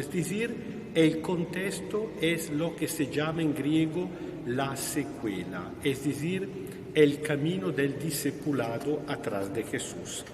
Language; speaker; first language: Spanish; non-native, fluent; Italian